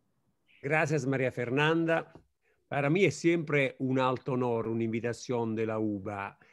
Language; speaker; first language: Spanish; non-native, fluent; Italian